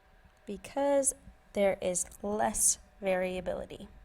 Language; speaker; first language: English; native; English